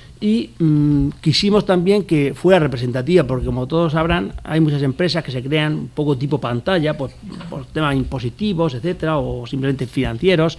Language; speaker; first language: Spanish; native; Spanish